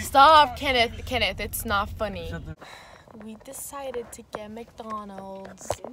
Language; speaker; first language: English; non-native, fluent; Portuguese